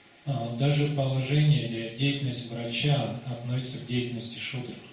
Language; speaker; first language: Russian; native; Russian